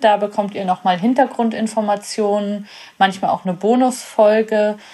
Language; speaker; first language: German; native; German